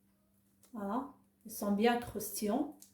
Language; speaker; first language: French; non-native, local second language; Arabic